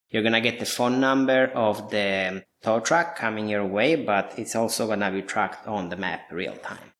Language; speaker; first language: English; non-native, fluent; Italian